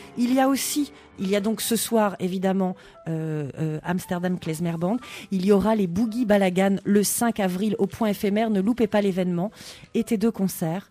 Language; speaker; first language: French; native; French